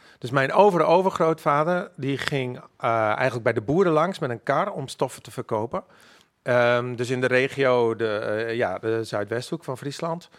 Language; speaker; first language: Dutch; non-native, local second language; Western Frisian